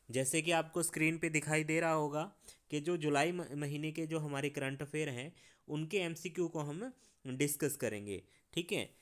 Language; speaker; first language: Hindi; non-native, local second language; Punjabi